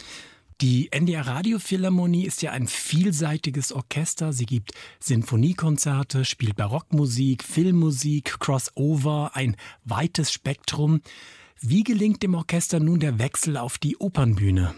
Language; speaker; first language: German; native; German